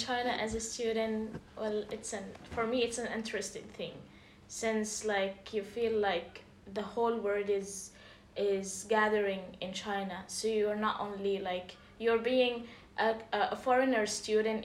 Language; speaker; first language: English; non-native, fluent; Arabic